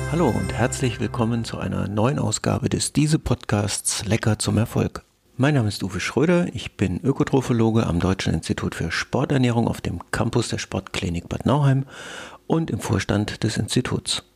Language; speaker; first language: German; native; German